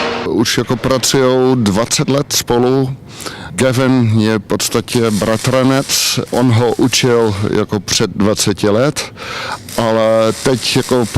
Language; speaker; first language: Czech; non-native, learner; Dutch